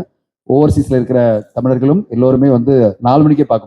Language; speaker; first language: Tamil; native; Tamil